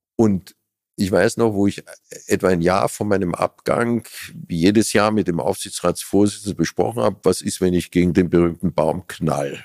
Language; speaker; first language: German; native; German